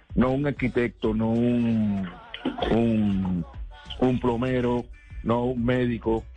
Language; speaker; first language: Spanish; native; Spanish